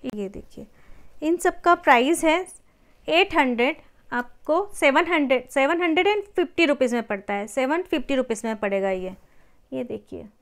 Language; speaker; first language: Hindi; non-native, local second language; Marathi